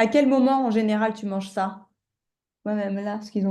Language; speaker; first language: French; native; French